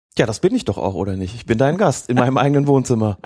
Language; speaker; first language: German; native; German